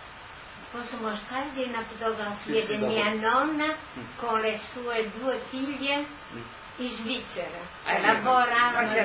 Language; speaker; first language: Italian; non-native, local second language; Friulian